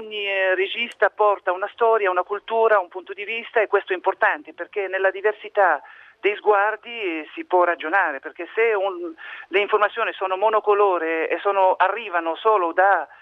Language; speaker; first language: Italian; non-native, fluent; Arabic